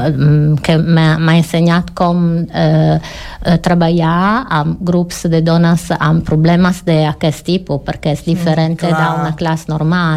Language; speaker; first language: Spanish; non-native, learner; Italian